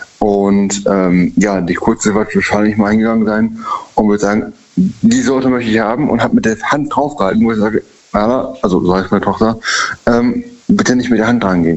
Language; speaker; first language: German; native; German